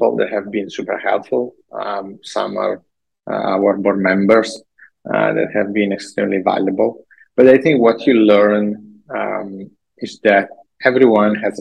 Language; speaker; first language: English; non-native, fluent; Italian